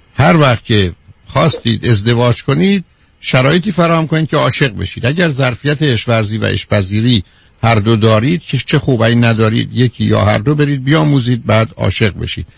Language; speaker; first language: Persian; native; Persian